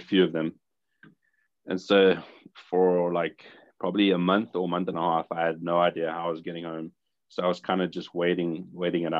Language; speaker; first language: English; native; English